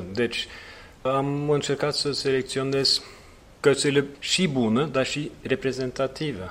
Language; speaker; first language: Romanian; non-native, fluent; Norwegian